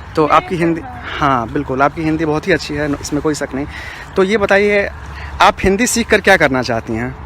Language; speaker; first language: Hindi; native; Hindi